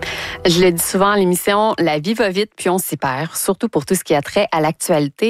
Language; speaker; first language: French; native; French